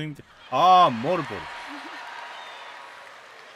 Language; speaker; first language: Japanese; native; Japanese